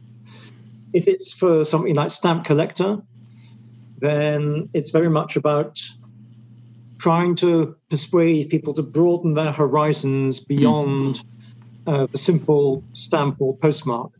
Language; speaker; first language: English; native; English